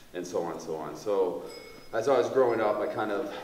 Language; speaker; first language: English; native; English